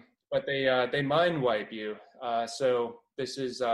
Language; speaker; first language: English; native; English